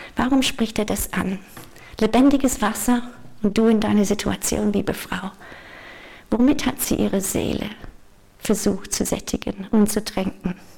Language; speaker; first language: German; non-native, fluent; English